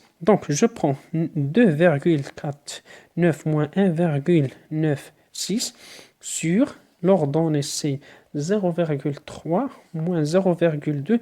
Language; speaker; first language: French; non-native, local second language; Arabic